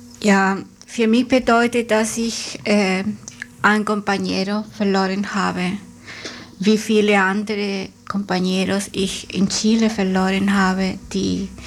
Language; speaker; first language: German; non-native, fluent; Spanish